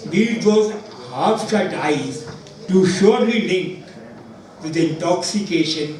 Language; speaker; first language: English; non-native, local second language; Urdu